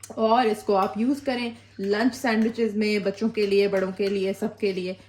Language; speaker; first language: Hindi; native; Hindi